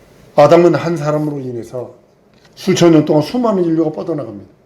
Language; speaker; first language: Korean; native; Korean